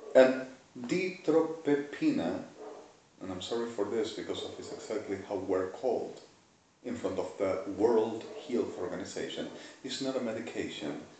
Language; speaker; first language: English; non-native, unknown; Spanish